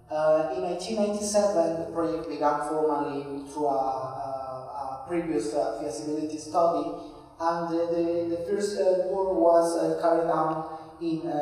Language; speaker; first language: English; non-native, fluent; Spanish